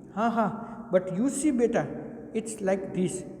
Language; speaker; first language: English; non-native, local second language; Gujarati